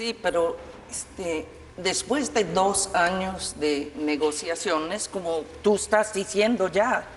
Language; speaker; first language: Spanish; non-native, fluent; English